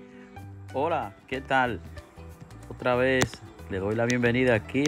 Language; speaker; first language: Spanish; native; Spanish